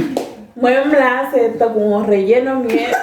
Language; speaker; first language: Spanish; non-native, fluent; Haitian Creole